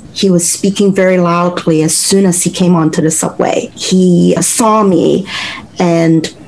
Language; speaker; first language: English; non-native, local second language; Cantonese